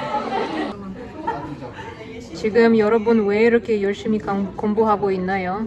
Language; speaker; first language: Korean; non-native, learner; Russian